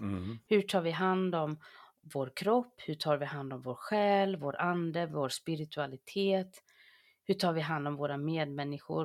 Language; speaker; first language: Swedish; native; Swedish